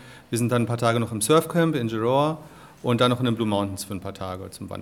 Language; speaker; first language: German; native; German